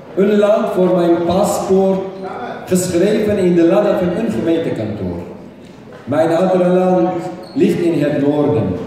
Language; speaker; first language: Dutch; non-native, fluent; Arabic